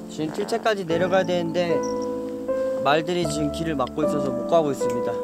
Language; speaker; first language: Korean; native; Korean